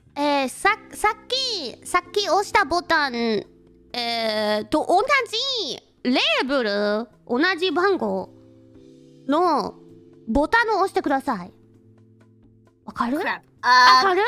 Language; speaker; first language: Japanese; non-native, learner; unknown